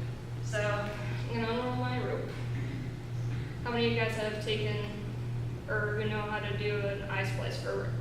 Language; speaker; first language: English; native; English